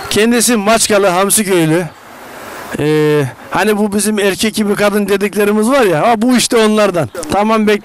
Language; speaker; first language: Turkish; native; Turkish